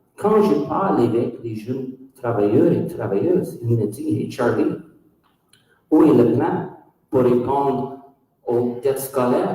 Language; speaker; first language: French; non-native, local second language; English